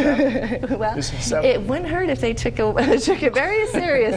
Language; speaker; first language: English; native; English